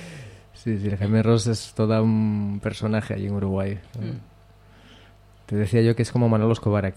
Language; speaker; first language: Spanish; native; Spanish